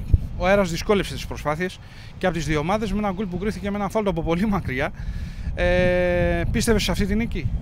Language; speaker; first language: Greek; native; Greek